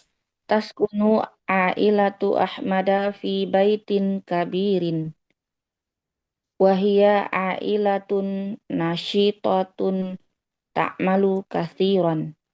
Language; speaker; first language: Arabic; non-native, learner; Indonesian